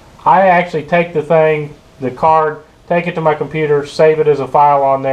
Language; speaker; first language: English; native; English